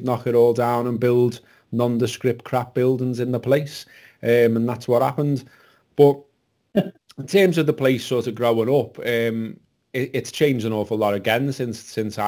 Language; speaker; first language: English; native; English